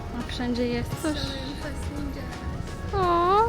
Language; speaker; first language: Polish; non-native, learner; Persian